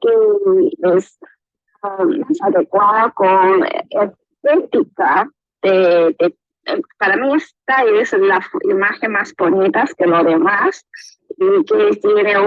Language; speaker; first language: Spanish; non-native, learner; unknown